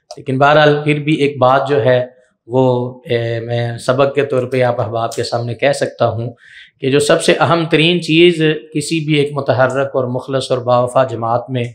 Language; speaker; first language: Urdu; non-native, local second language; Punjabi